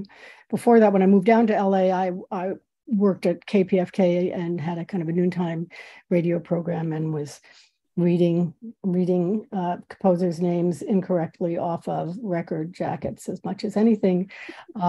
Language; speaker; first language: English; native; English